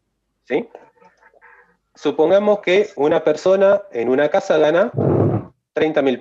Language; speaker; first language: Spanish; native; Spanish